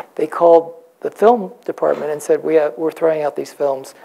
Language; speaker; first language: English; native; English